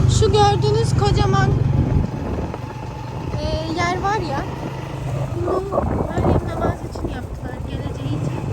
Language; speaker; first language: Turkish; native; Turkish